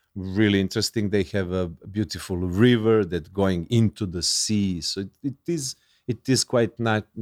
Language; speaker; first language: English; non-native, learner; Serbian